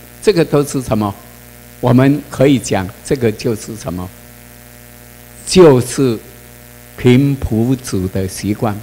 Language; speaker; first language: Chinese; non-native, local second language; Min Nan Chinese